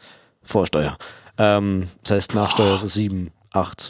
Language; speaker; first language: German; native; German